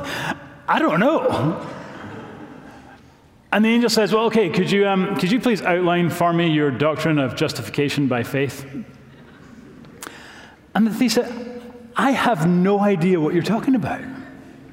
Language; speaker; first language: English; native; English